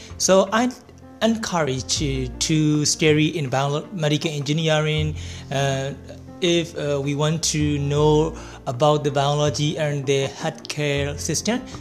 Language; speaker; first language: English; non-native, learner; Burmese